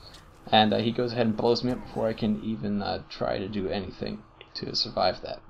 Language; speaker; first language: English; native; English